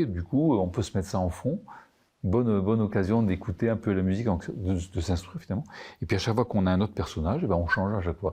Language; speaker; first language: French; native; French